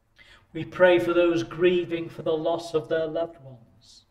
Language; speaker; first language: English; native; English